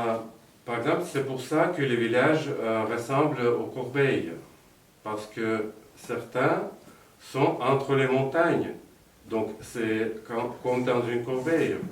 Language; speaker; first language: French; non-native, fluent; Russian